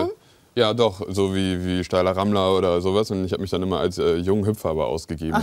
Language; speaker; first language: German; native; German